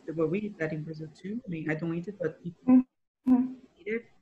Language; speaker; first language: English; non-native, fluent; Portuguese